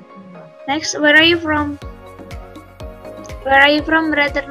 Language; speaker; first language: English; non-native, learner; Indonesian